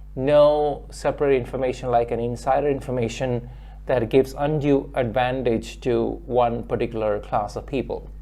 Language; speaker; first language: English; non-native, local second language; Malayalam